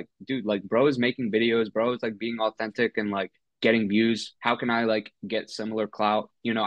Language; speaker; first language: English; native; English